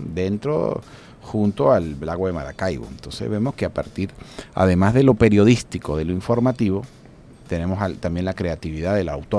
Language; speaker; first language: Spanish; native; Spanish